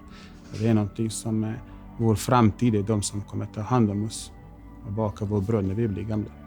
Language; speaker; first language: Swedish; non-native, fluent; Bosnian